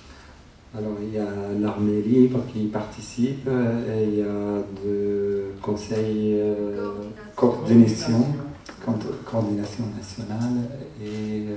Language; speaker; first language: French; non-native, fluent; Arabic